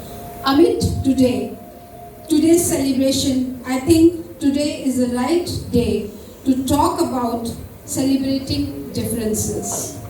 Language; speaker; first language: English; non-native, local second language; Marathi